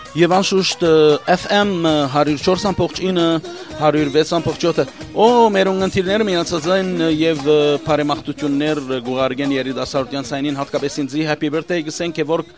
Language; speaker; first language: Armenian; early bilingual, heritage; Armenian